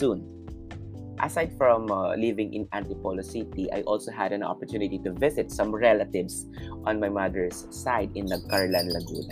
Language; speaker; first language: English; non-native, local second language; Filipino